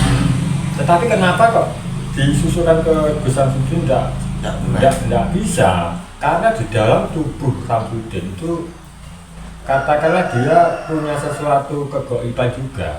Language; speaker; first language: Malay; non-native, local second language; Javanese